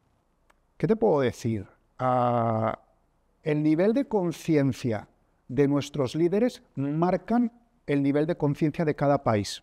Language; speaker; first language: Spanish; native; Spanish